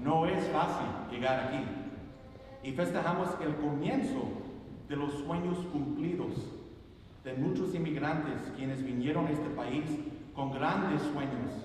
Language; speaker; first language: Spanish; early bilingual, other home language; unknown